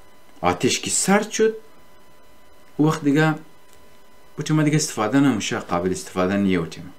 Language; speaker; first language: Persian; native; Persian